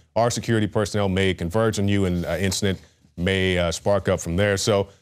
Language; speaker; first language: English; native; English